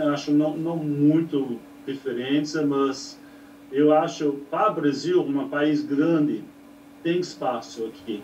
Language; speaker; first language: Portuguese; non-native, learner; English